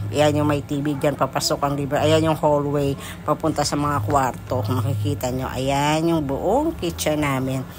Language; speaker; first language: Filipino; non-native, local second language; Hiligaynon